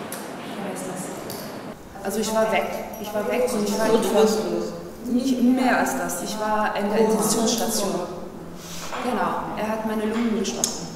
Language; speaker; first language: German; non-native, fluent; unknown